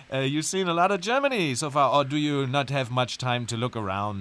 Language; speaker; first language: English; non-native, fluent; German